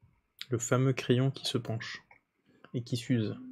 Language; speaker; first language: French; native; French